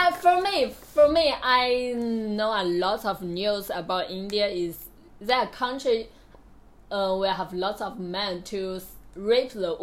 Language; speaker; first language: English; non-native, learner; Chinese